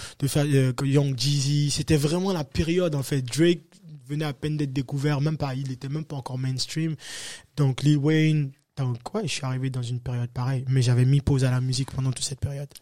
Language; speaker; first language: French; native; French